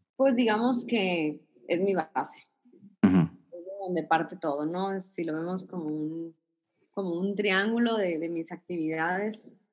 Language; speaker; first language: Spanish; native; Spanish